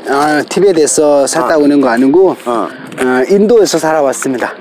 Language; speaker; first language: Korean; non-native, fluent; Tibetan